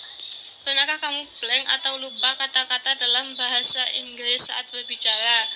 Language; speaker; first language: Indonesian; native; Indonesian